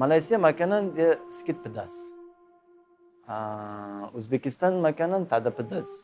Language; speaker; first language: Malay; non-native, learner; Uzbek